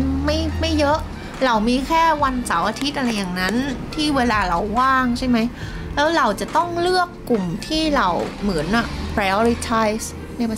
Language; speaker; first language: Thai; non-native, fluent; Vietnamese